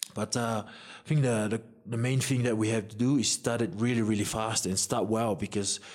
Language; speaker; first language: English; non-native, fluent; Samoan